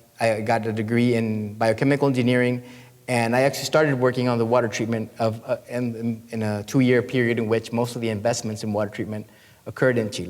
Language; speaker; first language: English; non-native, fluent; Spanish